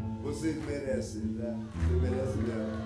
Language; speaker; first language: Portuguese; non-native, fluent; English